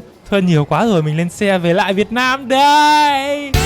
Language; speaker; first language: Vietnamese; native; Vietnamese